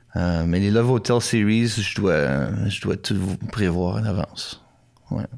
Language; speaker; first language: French; native; French